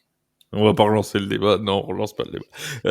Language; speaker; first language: French; native; French